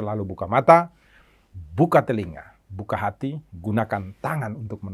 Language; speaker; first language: Indonesian; native; Indonesian